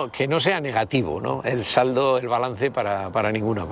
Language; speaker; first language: Spanish; native; Spanish